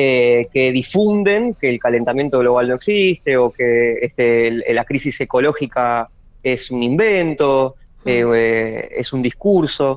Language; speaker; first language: Spanish; native; Spanish